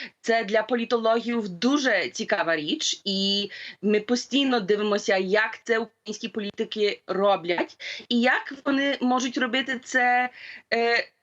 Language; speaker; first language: Ukrainian; early bilingual, heritage; Ukrainian